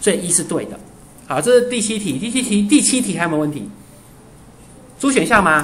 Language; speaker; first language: Chinese; native; Chinese